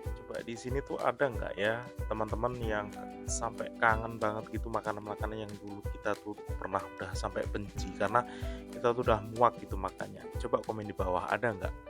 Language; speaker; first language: Indonesian; non-native, local second language; Javanese